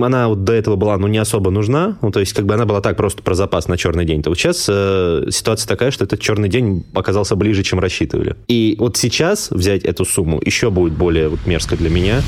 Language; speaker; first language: Russian; native; Russian